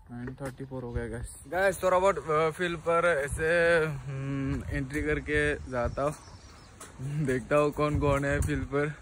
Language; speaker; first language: Hindi; non-native, local second language; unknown